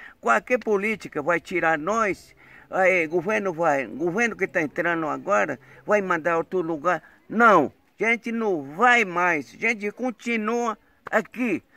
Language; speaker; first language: Portuguese; non-native, local second language; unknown